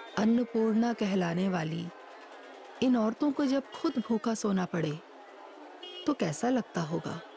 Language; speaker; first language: Hindi; native; Hindi